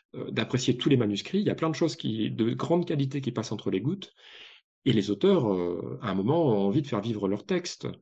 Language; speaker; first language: French; native; French